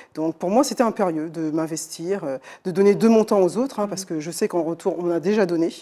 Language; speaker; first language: French; native; French